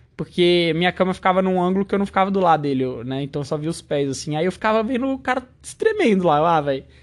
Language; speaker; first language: Portuguese; native; Portuguese